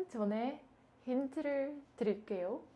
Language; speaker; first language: Korean; non-native, learner; Dutch